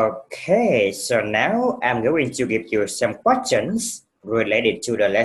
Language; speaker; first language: English; non-native, fluent; Vietnamese